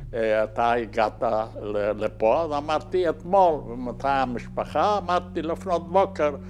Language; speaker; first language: Hebrew; non-native, fluent; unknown